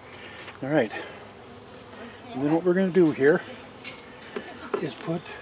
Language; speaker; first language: English; native; English